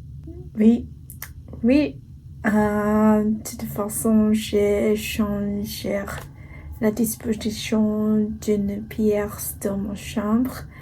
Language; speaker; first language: French; non-native, learner; Japanese